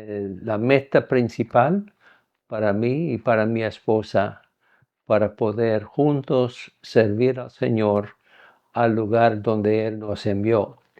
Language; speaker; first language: Spanish; non-native, fluent; English